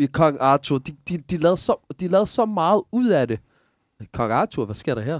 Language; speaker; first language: Danish; early bilingual, other home language; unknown